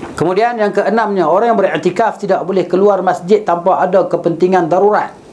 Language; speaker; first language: Malay; native; Malay